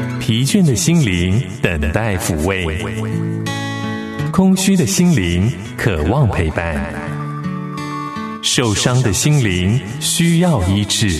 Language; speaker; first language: Chinese; native; Chinese